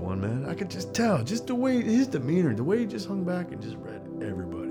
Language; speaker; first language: English; native; English